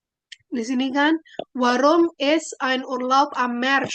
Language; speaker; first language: German; non-native, fluent; Indonesian